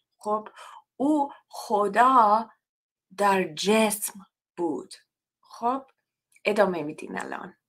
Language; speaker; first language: Persian; non-native, learner; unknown